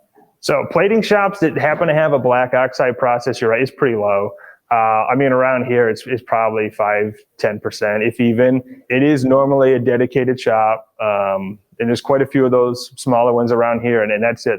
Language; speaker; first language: English; native; English